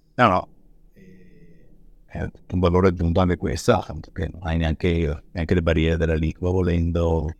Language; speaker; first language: Italian; native; Italian